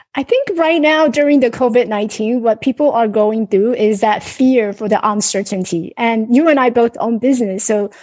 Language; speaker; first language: English; non-native, fluent; Chinese